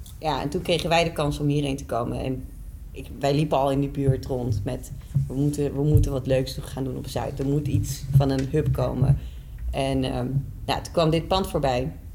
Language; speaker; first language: Dutch; early bilingual, other home language; Persian